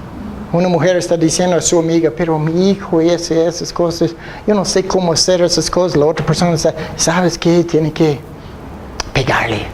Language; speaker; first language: Spanish; non-native, fluent; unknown